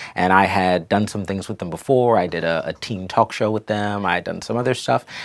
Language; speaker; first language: English; native; English